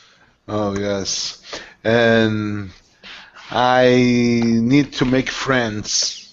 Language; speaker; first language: English; non-native, learner; Portuguese